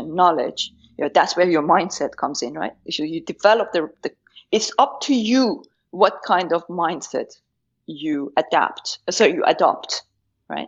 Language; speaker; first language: English; non-native, fluent; Persian